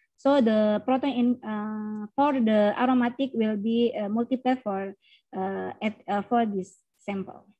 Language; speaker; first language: English; non-native, learner; Indonesian